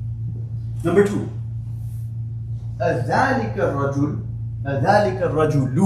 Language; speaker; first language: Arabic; non-native, fluent; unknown